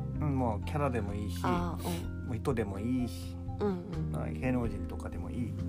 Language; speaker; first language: Japanese; non-native, fluent; Korean